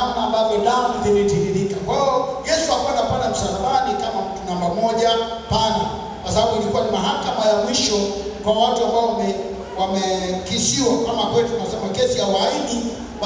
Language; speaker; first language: Swahili; native; Swahili